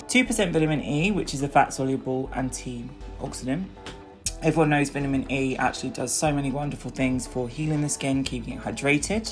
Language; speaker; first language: English; native; English